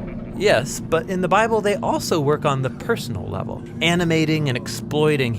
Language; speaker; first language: English; native; English